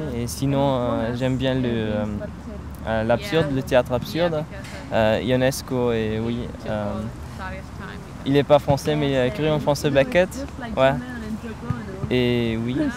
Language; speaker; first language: French; non-native, fluent; German